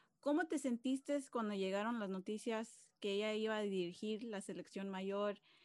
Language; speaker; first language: Spanish; early bilingual, other home language; English